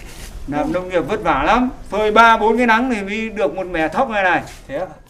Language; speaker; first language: Vietnamese; native; Vietnamese